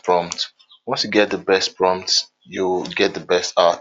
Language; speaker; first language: English; non-native, local second language; Yoruba